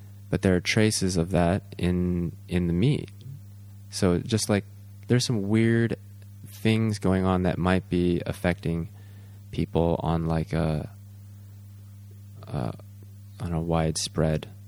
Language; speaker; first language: English; native; English